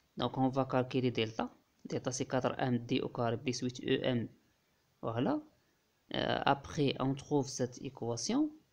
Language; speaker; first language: French; non-native, local second language; Arabic